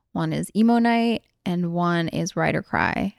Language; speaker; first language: English; early bilingual, other home language; Hungarian